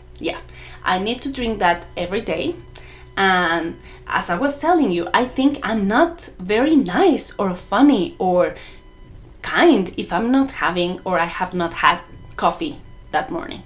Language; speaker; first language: English; non-native, fluent; Spanish